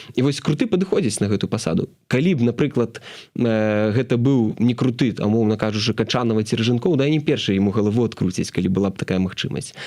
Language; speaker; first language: Belarusian; non-native, local second language; Russian